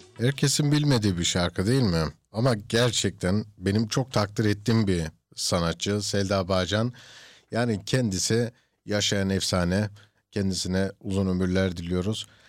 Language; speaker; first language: Turkish; early bilingual, heritage; Turkish